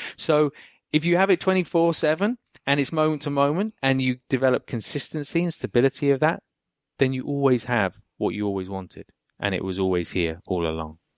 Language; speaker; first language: English; native; English